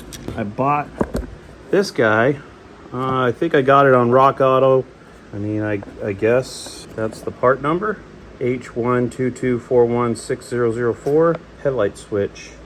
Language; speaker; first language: English; native; English